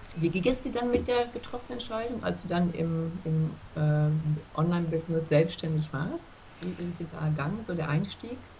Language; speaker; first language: German; native; German